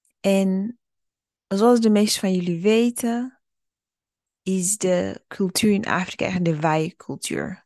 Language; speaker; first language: Dutch; early bilingual, other home language; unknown